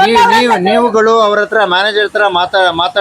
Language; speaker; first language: Kannada; non-native, local second language; Urdu